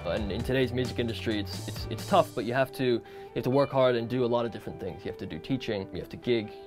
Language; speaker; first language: English; native; English